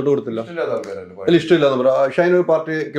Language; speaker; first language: Malayalam; native; Malayalam